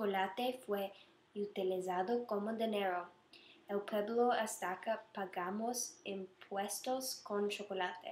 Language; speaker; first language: Spanish; non-native, learner; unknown